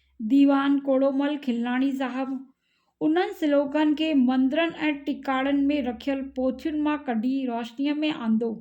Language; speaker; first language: Sindhi; early bilingual, heritage; Sindhi